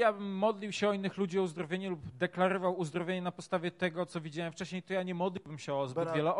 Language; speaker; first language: Polish; native; Polish